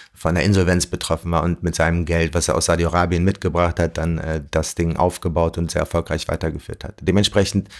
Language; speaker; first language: German; early bilingual, other home language; Arabic